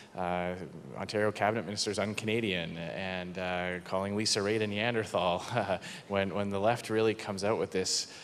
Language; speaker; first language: English; native; English